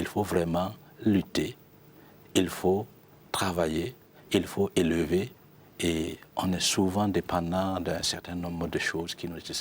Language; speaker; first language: French; non-native, local second language; Mossi